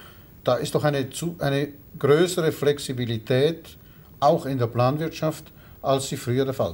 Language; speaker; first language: German; native; German